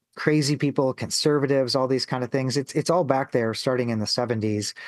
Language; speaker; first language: English; native; English